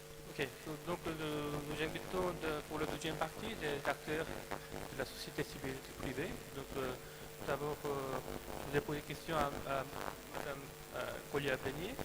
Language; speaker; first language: French; non-native, fluent; Korean